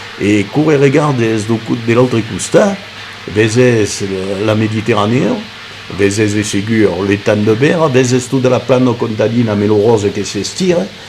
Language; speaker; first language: Occitan; native; Occitan